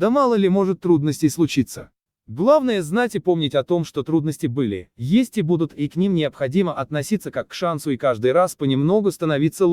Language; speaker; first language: Russian; native; Russian